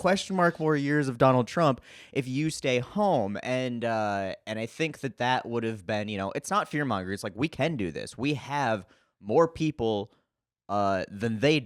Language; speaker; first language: English; native; English